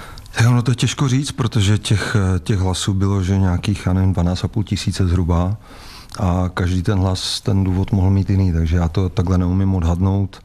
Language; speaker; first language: Czech; native; Czech